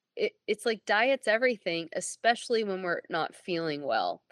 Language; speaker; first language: English; native; English